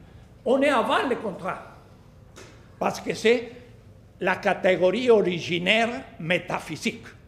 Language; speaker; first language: French; non-native, fluent; Spanish